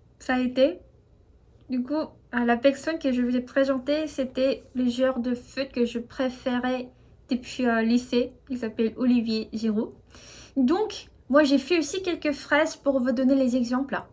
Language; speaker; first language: French; non-native, fluent; Korean